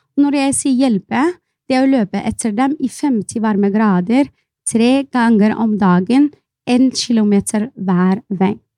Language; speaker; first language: Norwegian; non-native, fluent; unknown